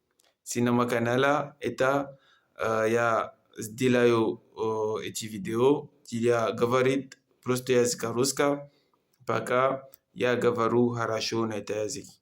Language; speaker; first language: Russian; non-native, learner; Comorian